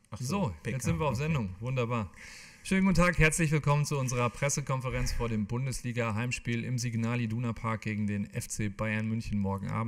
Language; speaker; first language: German; native; German